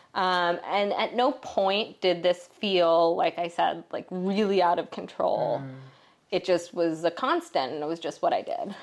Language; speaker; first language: English; native; English